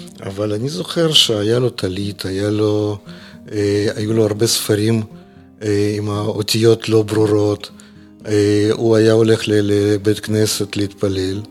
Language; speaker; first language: Hebrew; non-native, fluent; Russian